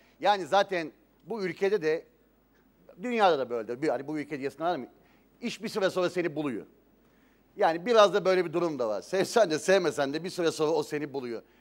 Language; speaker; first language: Turkish; native; Turkish